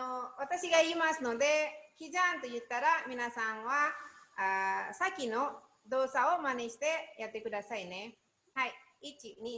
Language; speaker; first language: Japanese; non-native, learner; Indonesian